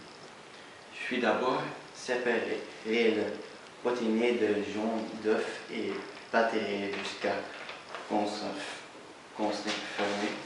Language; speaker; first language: French; non-native, learner; Dutch